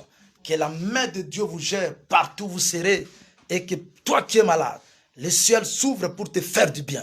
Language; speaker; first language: French; non-native, local second language; Lingala